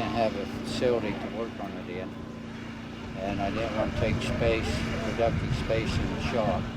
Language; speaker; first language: English; native; English